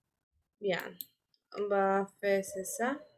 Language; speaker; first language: French; non-native, fluent; Spanish